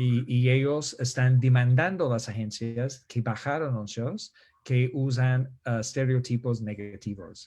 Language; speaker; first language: Spanish; non-native, fluent; English